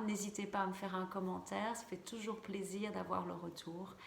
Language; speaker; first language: French; native; French